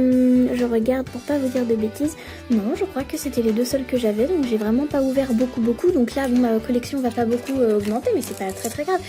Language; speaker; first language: French; native; French